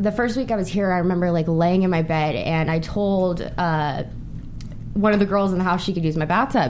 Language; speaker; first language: English; native; English